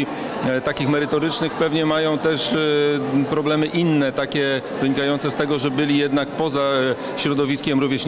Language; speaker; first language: Polish; native; Polish